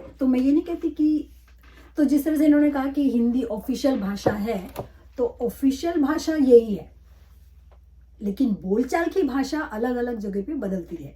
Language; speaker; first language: Hindi; non-native, local second language; Malayalam